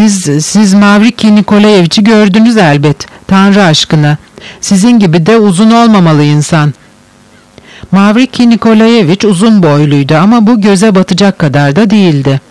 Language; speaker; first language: Turkish; native; Turkish